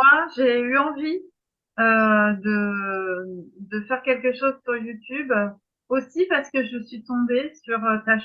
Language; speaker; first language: French; native; French